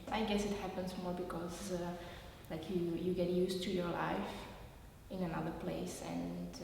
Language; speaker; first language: English; non-native, fluent; Russian